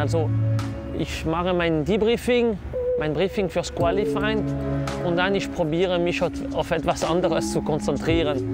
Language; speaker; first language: German; non-native, local second language; French